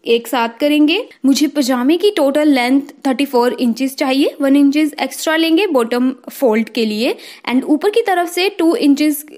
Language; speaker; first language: Hindi; native; Hindi